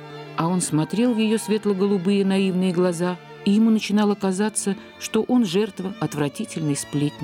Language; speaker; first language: Russian; native; Russian